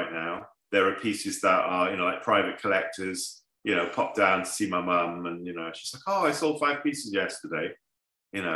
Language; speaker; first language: English; native; English